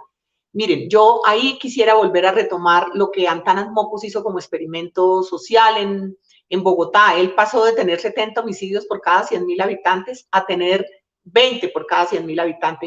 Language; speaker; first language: Spanish; native; Spanish